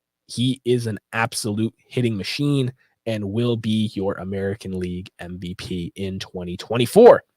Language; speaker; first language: English; native; English